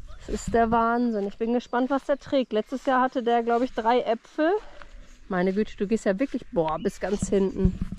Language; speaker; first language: German; native; German